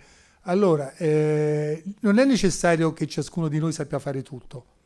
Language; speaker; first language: Italian; native; Italian